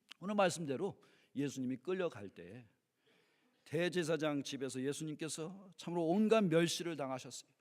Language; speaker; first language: Korean; native; Korean